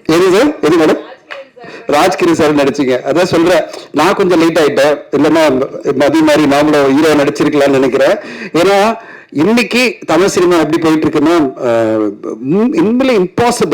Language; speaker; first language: Tamil; native; Tamil